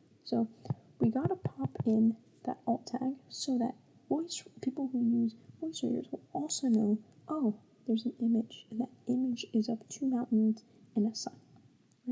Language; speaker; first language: English; native; English